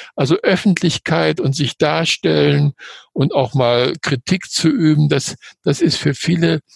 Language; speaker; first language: German; native; German